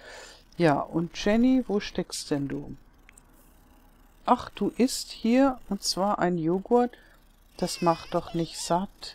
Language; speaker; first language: German; native; German